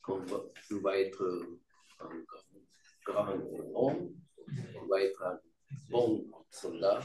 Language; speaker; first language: French; non-native, fluent; Hebrew